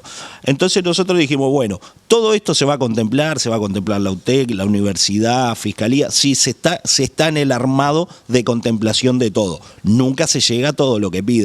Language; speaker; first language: Spanish; native; Spanish